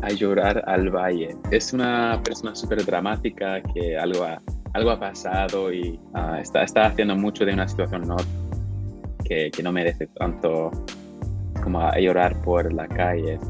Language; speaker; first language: Spanish; non-native, fluent; English